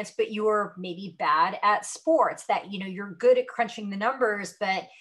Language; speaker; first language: English; early bilingual, other home language; Hindi